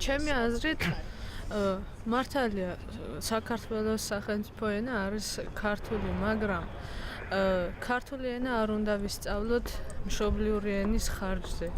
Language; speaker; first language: Georgian; non-native, local second language; Armenian